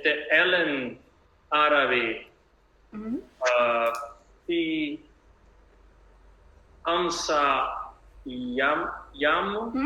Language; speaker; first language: Arabic; non-native, learner; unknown